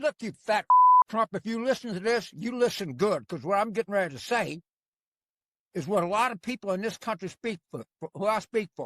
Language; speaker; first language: English; native; English